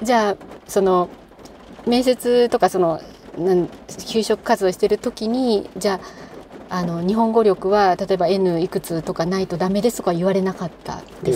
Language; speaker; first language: Japanese; native; Japanese